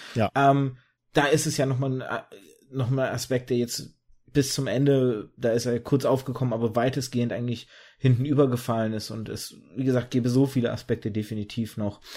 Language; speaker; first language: German; early bilingual, other home language; Russian